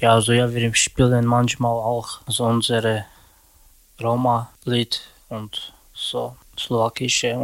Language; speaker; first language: German; non-native, learner; Slovak